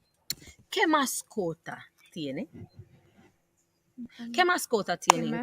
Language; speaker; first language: Spanish; non-native, fluent; English